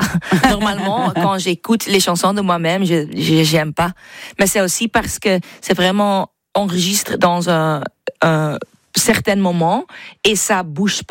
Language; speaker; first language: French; non-native, learner; English